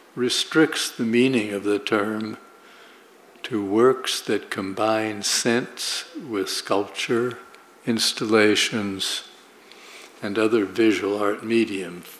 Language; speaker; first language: English; native; English